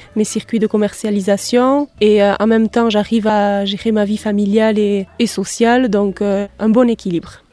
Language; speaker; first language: French; native; French